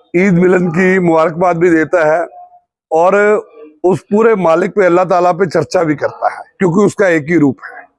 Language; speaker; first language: Urdu; non-native, local second language; Punjabi